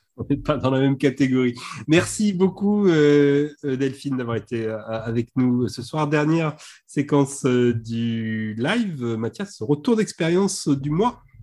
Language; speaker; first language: French; native; French